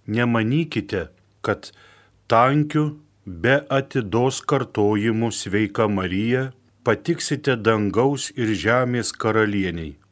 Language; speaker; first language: Lithuanian; native; Lithuanian